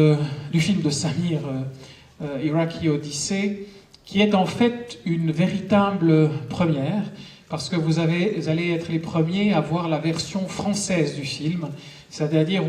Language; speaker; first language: French; native; French